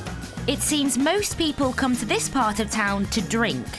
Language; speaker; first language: English; native; English